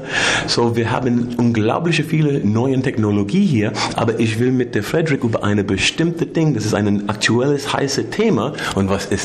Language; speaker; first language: German; non-native, learner; English